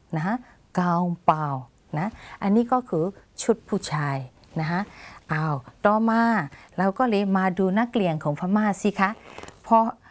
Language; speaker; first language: Thai; non-native, fluent; Burmese